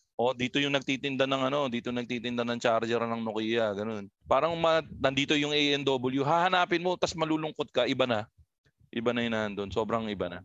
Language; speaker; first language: Filipino; native; Filipino